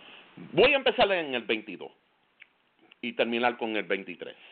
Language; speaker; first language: Spanish; native; Spanish